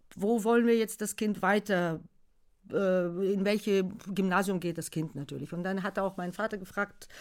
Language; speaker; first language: German; non-native, fluent; Bulgarian